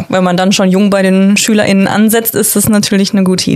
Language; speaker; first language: German; native; German